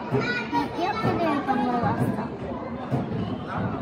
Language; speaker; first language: Korean; early bilingual, heritage; Korean